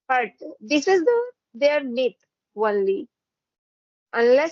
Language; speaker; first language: English; non-native, fluent; Hindi